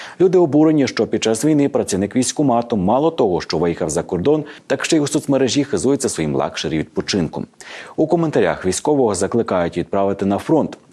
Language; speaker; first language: Ukrainian; native; Ukrainian